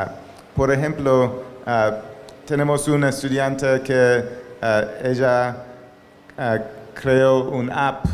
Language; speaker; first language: Spanish; non-native, learner; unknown